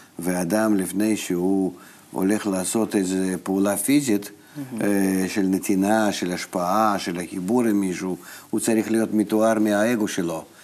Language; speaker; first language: Hebrew; non-native, fluent; Russian